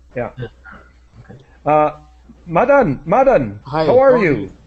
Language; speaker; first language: English; native; English